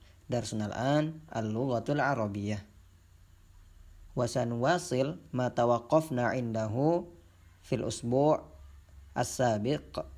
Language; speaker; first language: Arabic; non-native, fluent; Indonesian